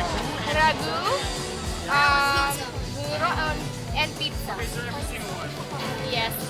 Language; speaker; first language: English; non-native, local second language; Filipino